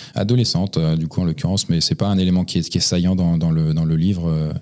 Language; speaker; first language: French; native; French